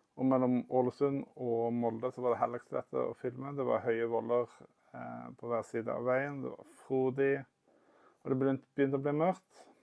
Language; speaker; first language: Norwegian; native; Norwegian